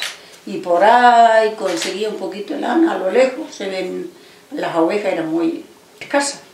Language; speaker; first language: Spanish; native; Spanish